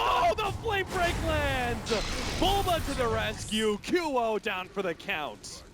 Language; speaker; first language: English; native; English